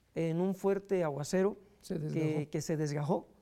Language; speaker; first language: Spanish; native; Spanish